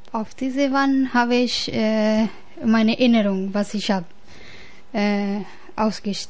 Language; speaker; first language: German; non-native, learner; Punjabi